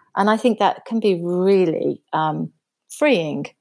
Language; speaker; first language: English; native; English